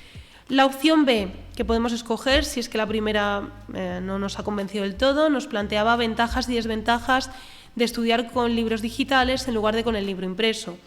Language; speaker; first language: Spanish; native; Spanish